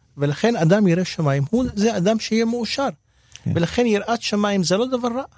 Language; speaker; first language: Hebrew; non-native, local second language; Arabic